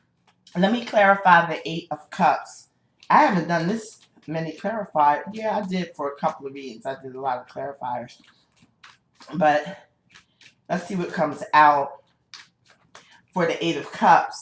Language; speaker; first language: English; native; English